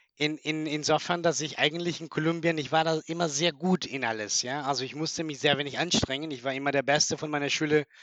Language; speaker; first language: German; non-native, fluent; Spanish